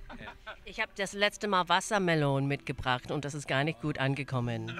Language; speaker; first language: German; early bilingual, other home language; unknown